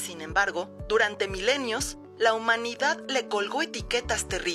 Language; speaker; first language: Spanish; native; Spanish